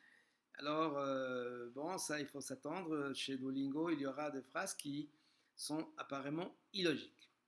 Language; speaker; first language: French; non-native, fluent; Spanish